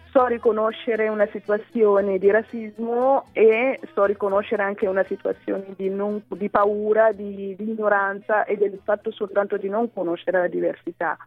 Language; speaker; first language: Italian; non-native, fluent; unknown